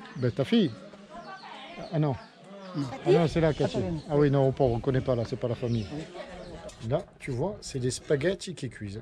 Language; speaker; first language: French; native; French